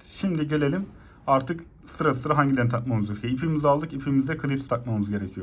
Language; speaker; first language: Turkish; native; Turkish